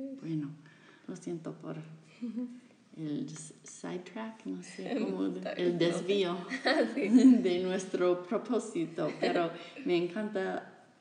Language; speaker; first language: Spanish; non-native, fluent; English